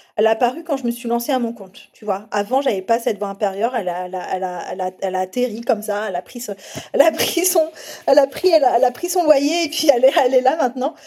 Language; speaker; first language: French; native; French